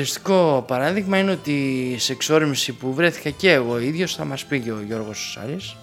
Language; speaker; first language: Greek; native; Greek